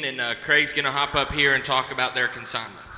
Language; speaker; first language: English; native; English